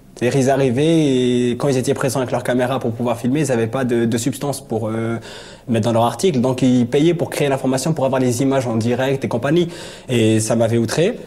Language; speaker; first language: French; native; French